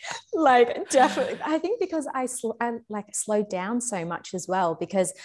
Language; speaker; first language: English; native; English